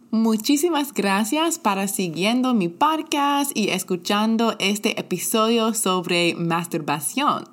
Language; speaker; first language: Spanish; non-native, learner; English